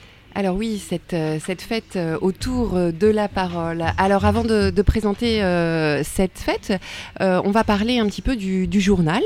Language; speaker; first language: French; native; French